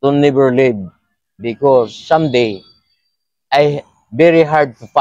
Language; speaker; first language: English; non-native, learner; Filipino